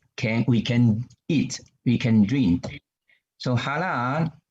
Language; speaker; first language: English; non-native, learner; Chinese